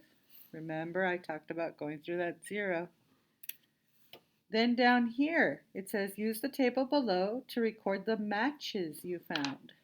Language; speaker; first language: English; native; English